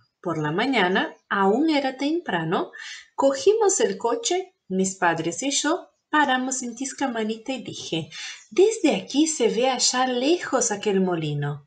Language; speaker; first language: Spanish; non-native, fluent; Portuguese